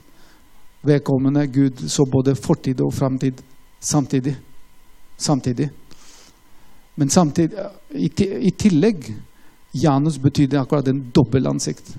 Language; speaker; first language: Norwegian; non-native, fluent; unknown